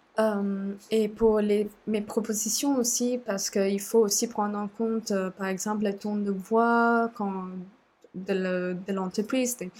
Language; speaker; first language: French; non-native, fluent; Sinhala